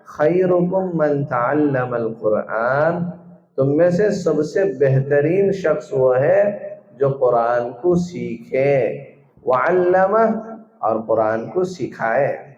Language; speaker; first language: Urdu; native; Urdu